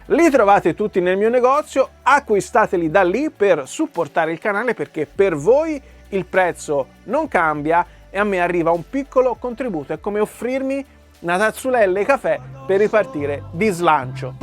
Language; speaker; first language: Italian; native; Italian